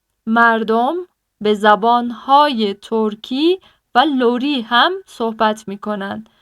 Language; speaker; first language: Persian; non-native, fluent; Turkish